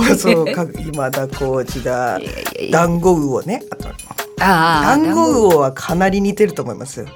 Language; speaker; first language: Japanese; native; Japanese